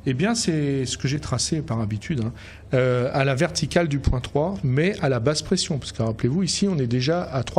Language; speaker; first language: French; native; French